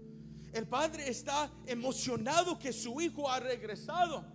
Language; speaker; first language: Spanish; early bilingual, heritage; Spanish